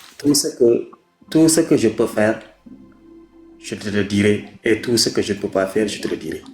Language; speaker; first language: French; non-native, local second language; Wolof